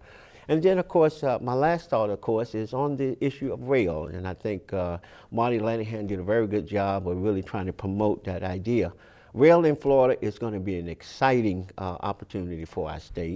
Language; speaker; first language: English; native; English